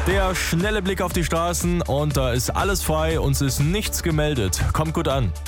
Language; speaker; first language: German; native; German